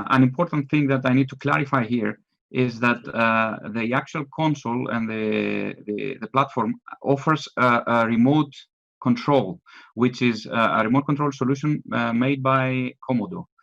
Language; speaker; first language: English; non-native, fluent; Greek